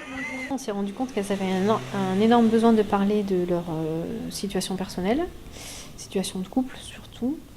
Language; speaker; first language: French; native; French